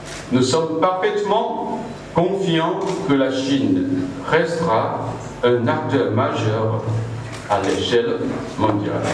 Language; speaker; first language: French; non-native, fluent; Chinese